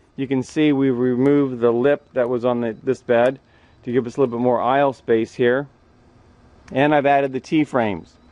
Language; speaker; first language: English; native; English